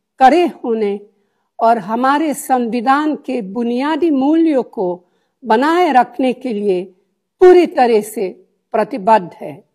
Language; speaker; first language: Hindi; non-native, fluent; Italian